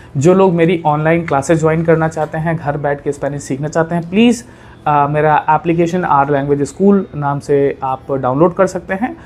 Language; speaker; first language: Hindi; native; Hindi